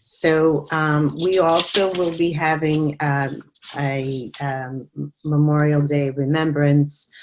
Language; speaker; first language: English; native; English